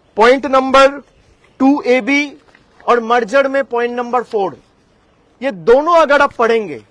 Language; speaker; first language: Hindi; non-native, local second language; Bangla